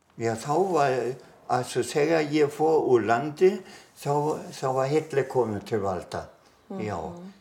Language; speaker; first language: Icelandic; non-native, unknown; German